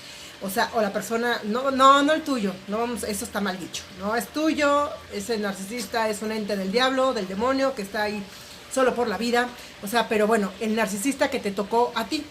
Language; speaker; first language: Spanish; native; Spanish